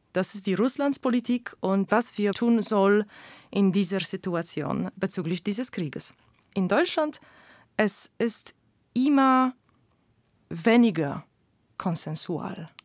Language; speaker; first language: German; non-native, fluent; Polish